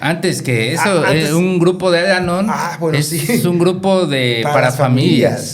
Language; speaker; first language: Spanish; native; Spanish